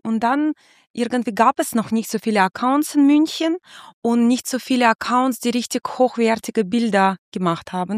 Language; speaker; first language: German; non-native, fluent; Russian